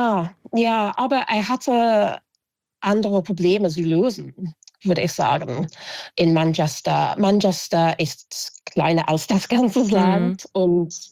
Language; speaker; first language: German; non-native, fluent; English